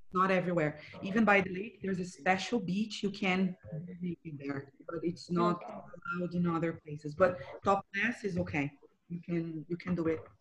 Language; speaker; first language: English; non-native, fluent; Portuguese